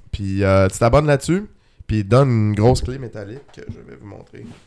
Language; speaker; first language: French; native; French